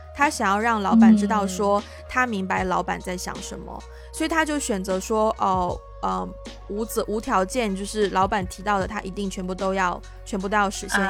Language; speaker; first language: Chinese; native; Chinese